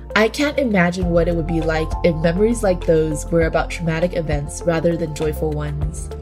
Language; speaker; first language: English; native; English